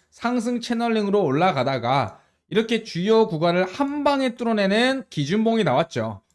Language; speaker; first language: Korean; native; Korean